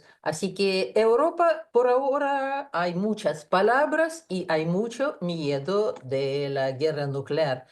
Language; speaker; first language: Spanish; non-native, fluent; Russian